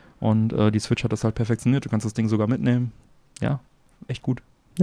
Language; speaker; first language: German; native; German